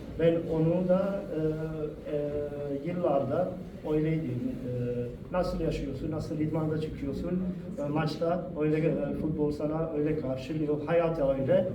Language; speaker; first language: Turkish; non-native, fluent; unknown